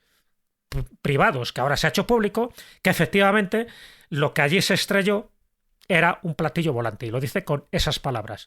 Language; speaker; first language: Spanish; native; Spanish